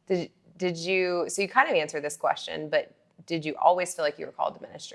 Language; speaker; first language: English; native; English